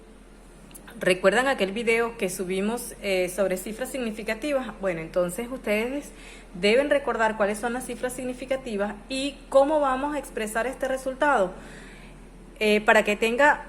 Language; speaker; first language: Spanish; native; Spanish